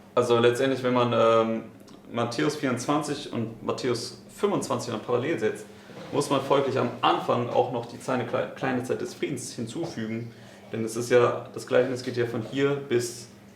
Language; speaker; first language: German; native; German